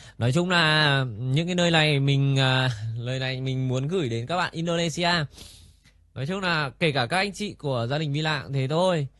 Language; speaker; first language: Vietnamese; native; Vietnamese